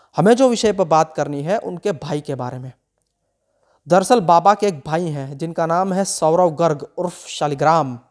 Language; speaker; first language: Hindi; non-native, local second language; Gujarati